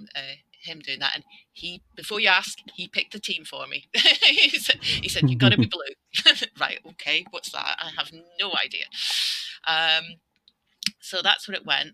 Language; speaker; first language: English; native; English